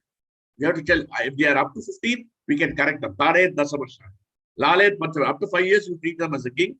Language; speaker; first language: English; non-native, local second language; Hindi